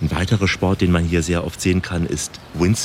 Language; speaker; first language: German; native; German